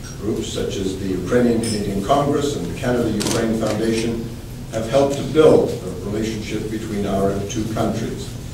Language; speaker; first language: English; native; English